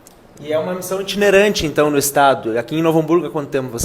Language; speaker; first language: Portuguese; native; Portuguese